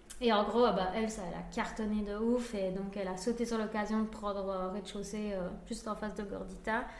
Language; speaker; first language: French; early bilingual, other home language; Spanish